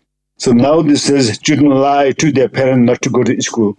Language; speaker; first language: English; non-native, local second language; Sherpa